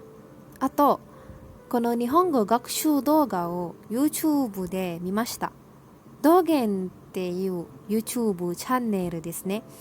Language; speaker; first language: Japanese; non-native, learner; Malay